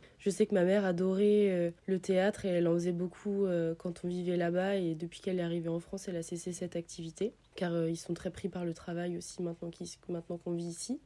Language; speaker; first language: French; early bilingual, other home language; Italian